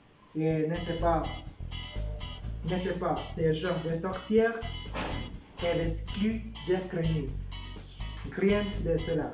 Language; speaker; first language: French; non-native, learner; Spanish